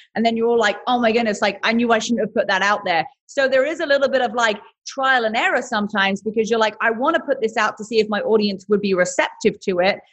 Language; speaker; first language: English; native; English